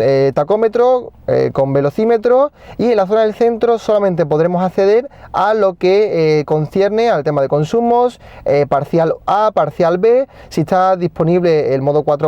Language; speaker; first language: Spanish; native; Spanish